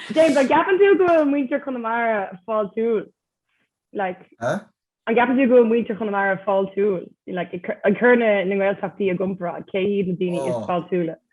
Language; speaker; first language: Irish; non-native, local second language; English